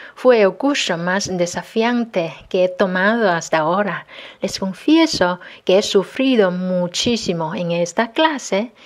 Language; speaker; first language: Spanish; non-native, fluent; Chinese